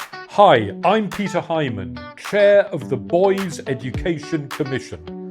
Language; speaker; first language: English; native; English